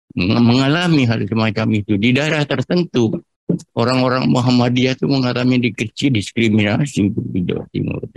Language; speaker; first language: Indonesian; non-native, local second language; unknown